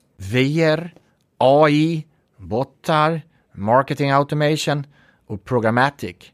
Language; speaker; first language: Swedish; native; Swedish